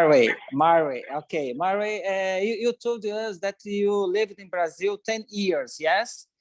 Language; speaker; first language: English; non-native, learner; Portuguese